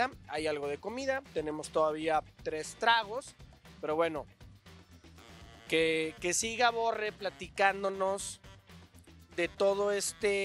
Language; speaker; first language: Spanish; native; Spanish